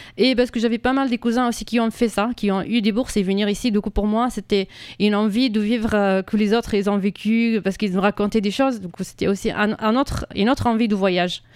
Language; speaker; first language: French; non-native, fluent; Arabic